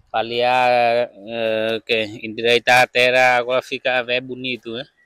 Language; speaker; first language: Portuguese; non-native, learner; Vietnamese